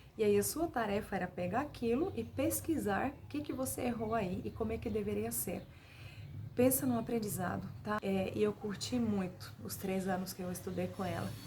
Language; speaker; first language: Portuguese; non-native, fluent; Finnish